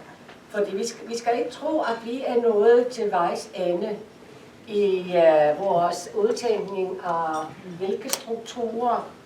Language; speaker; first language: Danish; non-native, fluent; Icelandic